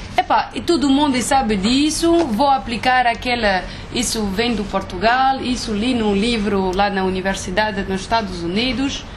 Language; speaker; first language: Portuguese; non-native, fluent; French